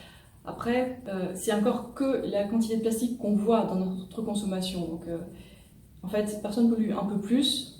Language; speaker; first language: French; native; French